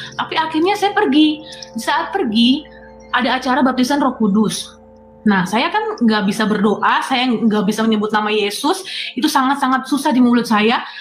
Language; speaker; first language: Indonesian; native; Indonesian